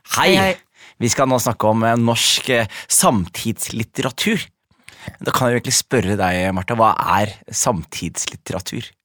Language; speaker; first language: Norwegian; early bilingual, other home language; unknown